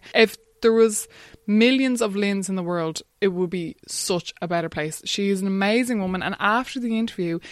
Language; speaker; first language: English; native; English